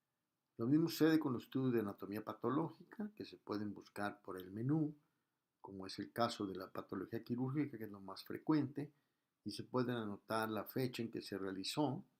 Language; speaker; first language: Spanish; native; Spanish